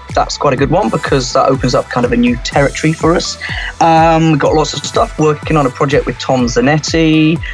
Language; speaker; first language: English; native; English